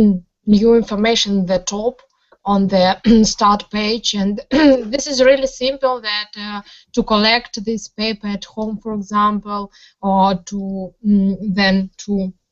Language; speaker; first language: English; non-native, learner; Russian